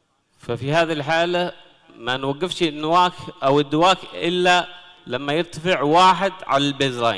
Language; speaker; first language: Arabic; native; Arabic